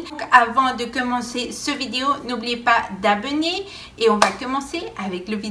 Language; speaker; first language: French; non-native, fluent; Spanish